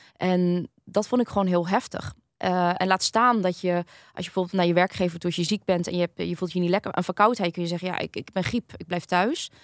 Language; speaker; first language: Dutch; early bilingual, other home language; Vietnamese